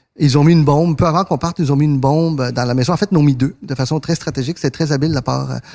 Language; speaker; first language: French; early bilingual, other home language; Spanish